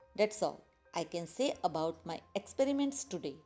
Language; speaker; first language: English; non-native, local second language; Gujarati